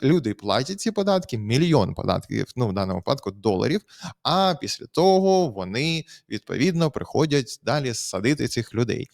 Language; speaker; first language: Ukrainian; native; Ukrainian